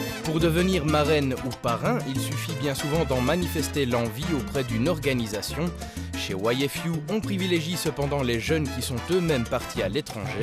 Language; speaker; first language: French; native; French